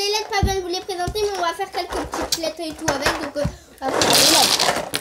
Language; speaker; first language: French; native; French